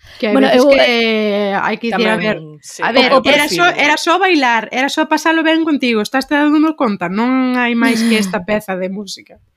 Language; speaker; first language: Galician; native; Galician